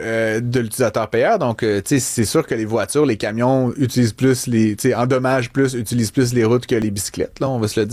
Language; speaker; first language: French; native; French